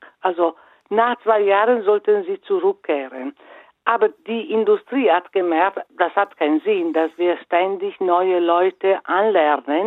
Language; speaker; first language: German; non-native, fluent; Italian